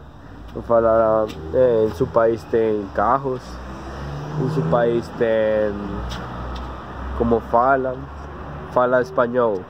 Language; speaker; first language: Portuguese; non-native, learner; Spanish